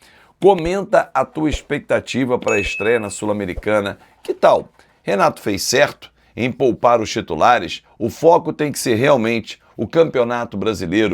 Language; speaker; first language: Portuguese; native; Portuguese